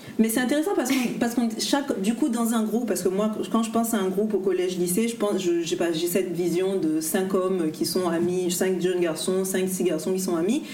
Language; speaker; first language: French; native; French